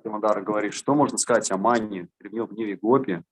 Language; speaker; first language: Russian; native; Russian